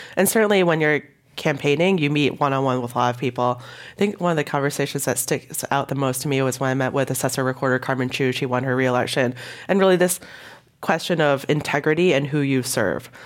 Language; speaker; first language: English; non-native, local second language; Cantonese